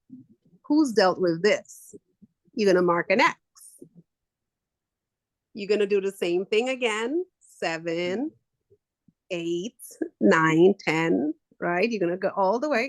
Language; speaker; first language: English; native; English